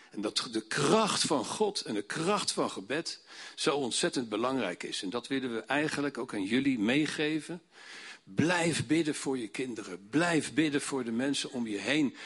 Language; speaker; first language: Dutch; native; Dutch